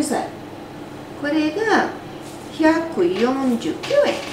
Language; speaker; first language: Japanese; non-native, fluent; Portuguese